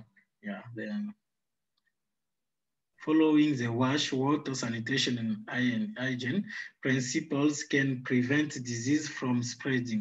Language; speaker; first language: English; non-native, fluent; Sango